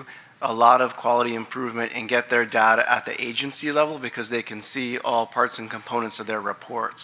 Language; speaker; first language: English; native; English